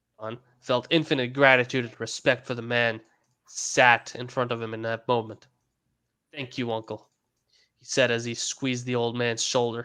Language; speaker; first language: English; native; English